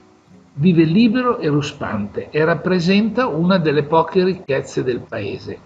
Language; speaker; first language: Italian; native; Italian